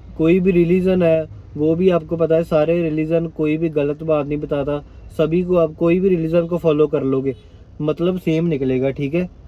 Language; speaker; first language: Hindi; non-native, local second language; Punjabi